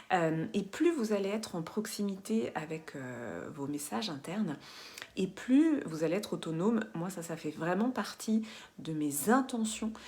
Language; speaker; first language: French; native; French